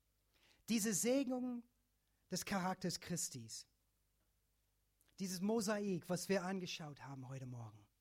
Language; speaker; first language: German; non-native, fluent; English